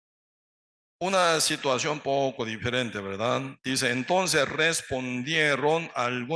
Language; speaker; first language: Spanish; non-native, learner; Korean